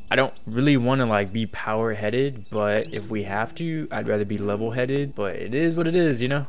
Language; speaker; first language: English; native; English